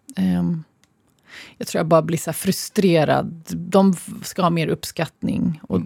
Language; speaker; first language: Swedish; early bilingual, other home language; Arabic